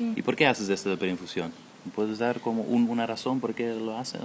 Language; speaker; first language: Spanish; non-native, fluent; Dutch